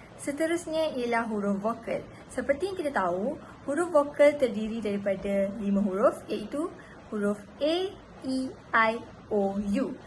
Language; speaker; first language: Malay; native; Malay